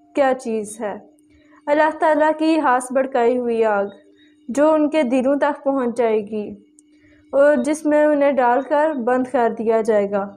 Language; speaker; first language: Urdu; native; Urdu